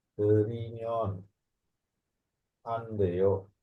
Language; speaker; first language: Korean; non-native, learner; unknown